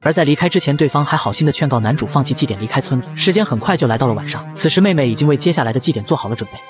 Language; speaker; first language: Chinese; native; Chinese